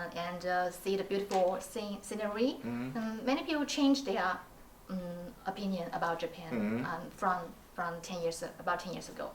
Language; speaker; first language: English; non-native, learner; Chinese